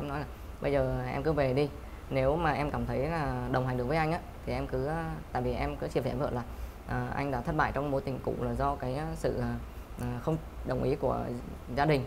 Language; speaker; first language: Vietnamese; native; Vietnamese